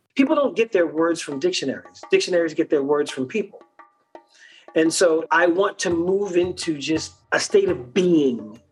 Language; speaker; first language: English; early bilingual, other home language; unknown